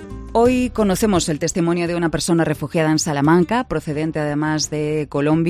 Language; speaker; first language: Spanish; native; Spanish